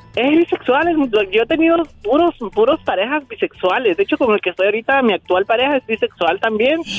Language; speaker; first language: Spanish; native; Spanish